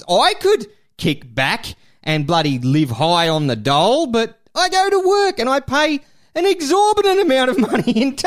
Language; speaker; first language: English; native; English